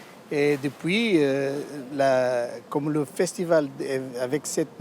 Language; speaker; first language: French; non-native, learner; Portuguese